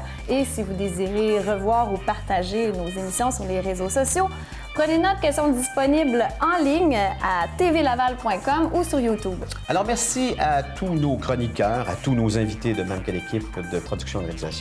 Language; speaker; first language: French; native; French